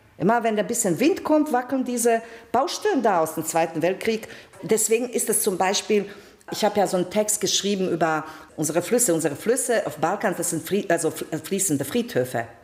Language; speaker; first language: German; non-native, fluent; Bosnian